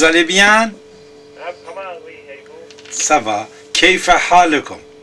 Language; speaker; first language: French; non-native, fluent; Persian